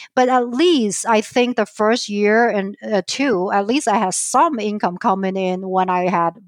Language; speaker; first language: English; non-native, fluent; Chinese